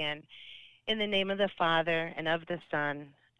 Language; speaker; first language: English; native; English